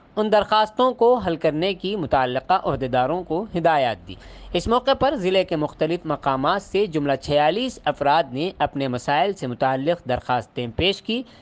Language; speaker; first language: Urdu; native; Urdu